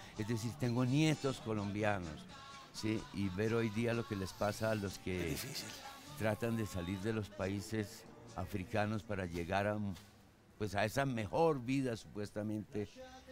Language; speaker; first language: Spanish; early bilingual, other home language; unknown